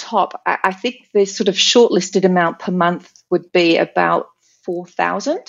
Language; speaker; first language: English; native; English